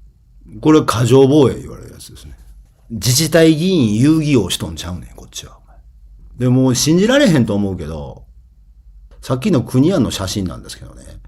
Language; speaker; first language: Japanese; native; Japanese